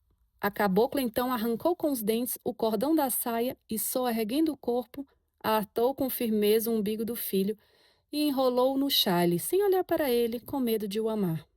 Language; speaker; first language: Portuguese; native; Portuguese